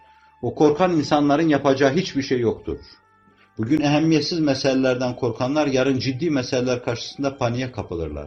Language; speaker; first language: Turkish; native; Turkish